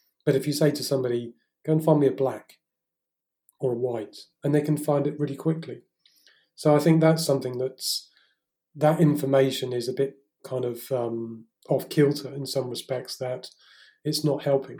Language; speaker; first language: English; native; English